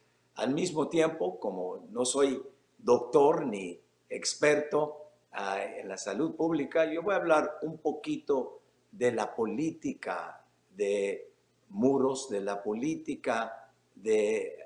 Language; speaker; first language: Spanish; early bilingual, heritage; Spanish